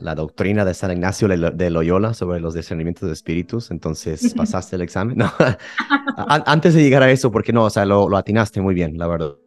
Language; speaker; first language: Spanish; early bilingual, heritage; Spanish